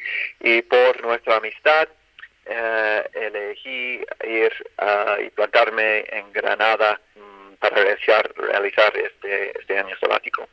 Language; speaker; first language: Spanish; non-native, fluent; English